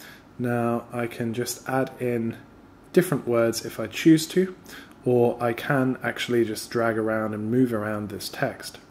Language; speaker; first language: English; native; English